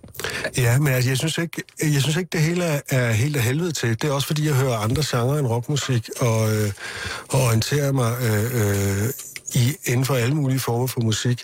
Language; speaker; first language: Danish; native; Danish